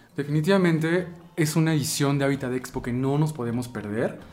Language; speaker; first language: Spanish; native; Spanish